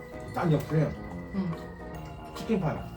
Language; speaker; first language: Korean; native; Korean